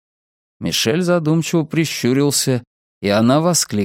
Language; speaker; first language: Russian; native; Russian